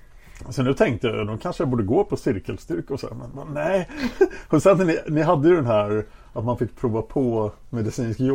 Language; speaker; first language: Swedish; native; Swedish